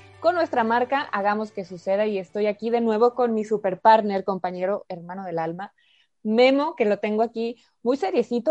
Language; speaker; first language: Spanish; native; Spanish